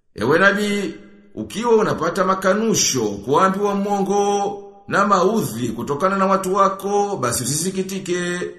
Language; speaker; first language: Swahili; native; Swahili